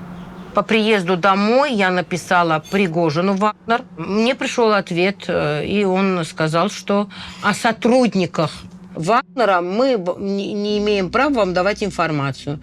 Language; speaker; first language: Russian; native; Russian